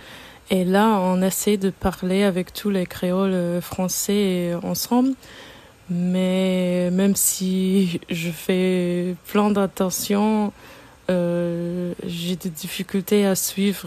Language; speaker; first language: French; non-native, learner; English